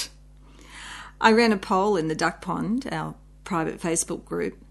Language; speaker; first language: English; native; English